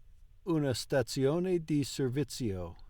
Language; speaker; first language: Italian; non-native, learner; English